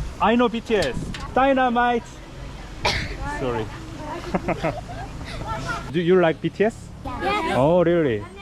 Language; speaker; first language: English; non-native, learner; Korean